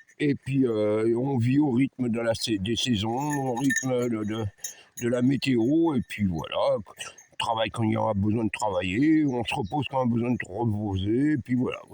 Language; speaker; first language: French; native; French